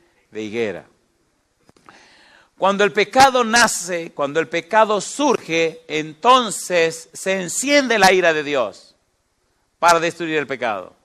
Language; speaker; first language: Spanish; native; Spanish